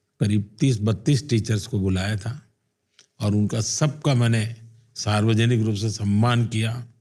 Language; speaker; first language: Hindi; non-native, local second language; Gujarati